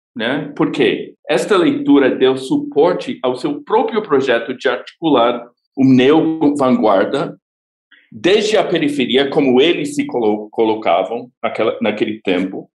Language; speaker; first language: Portuguese; non-native, fluent; English